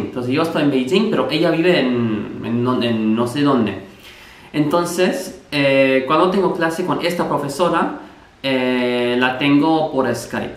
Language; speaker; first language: Spanish; non-native, fluent; English